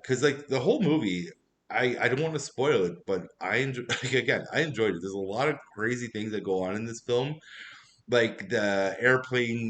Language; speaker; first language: English; native; English